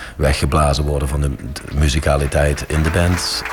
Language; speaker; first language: Dutch; native; Dutch